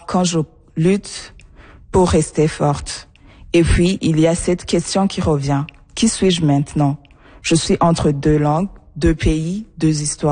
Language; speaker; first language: French; non-native, local second language; Rundi